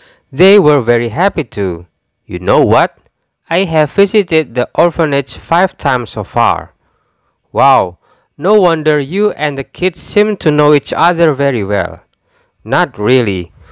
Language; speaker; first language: English; non-native, fluent; Indonesian